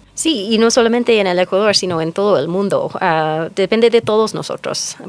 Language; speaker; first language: Spanish; non-native, fluent; English